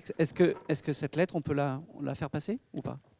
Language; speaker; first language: French; native; French